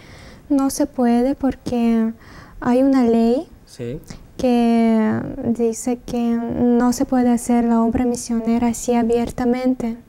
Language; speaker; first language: Spanish; non-native, learner; Russian